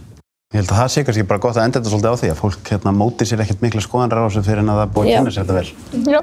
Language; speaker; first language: Icelandic; native; Icelandic